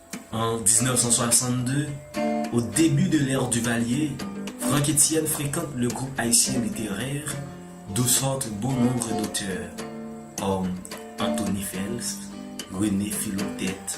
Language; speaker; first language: French; non-native, local second language; Haitian Creole